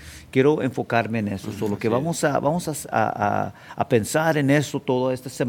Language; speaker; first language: Spanish; early bilingual, heritage; Spanish